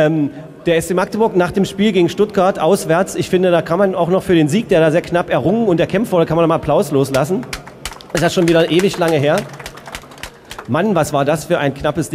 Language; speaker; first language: German; native; German